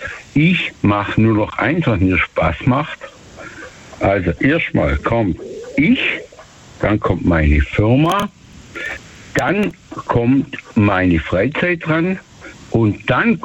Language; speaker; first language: German; native; German